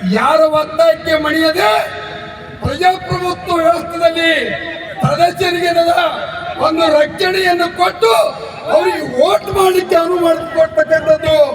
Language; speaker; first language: Kannada; native; Kannada